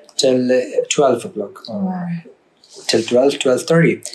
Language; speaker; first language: English; non-native, learner; Persian